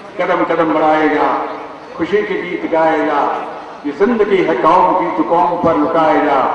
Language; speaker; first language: Hindi; native; Hindi